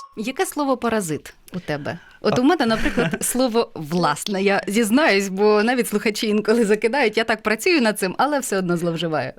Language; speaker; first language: Ukrainian; native; Ukrainian